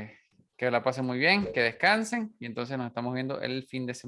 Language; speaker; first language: Spanish; native; Spanish